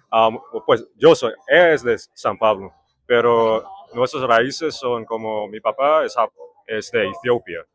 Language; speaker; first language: Spanish; non-native, learner; English